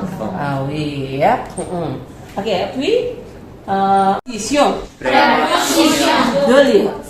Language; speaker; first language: French; non-native, fluent; Indonesian